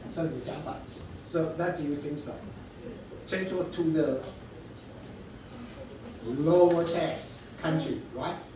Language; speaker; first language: English; non-native, learner; Chinese